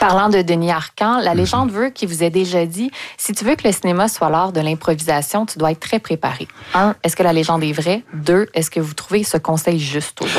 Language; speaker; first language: French; native; French